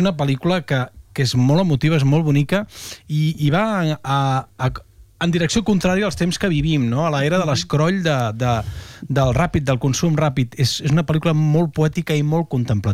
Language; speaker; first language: Catalan; native; Catalan